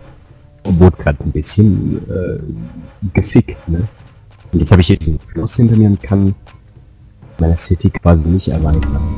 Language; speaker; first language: German; native; German